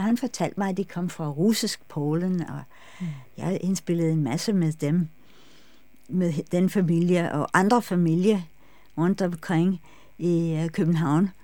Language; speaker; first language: Danish; non-native, fluent; English